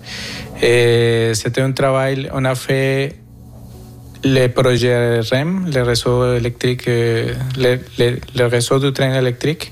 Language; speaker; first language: French; non-native, fluent; Spanish